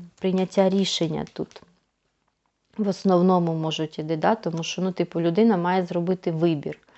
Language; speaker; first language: Ukrainian; non-native, local second language; Russian